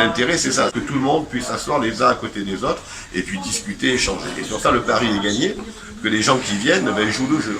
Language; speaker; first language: French; native; French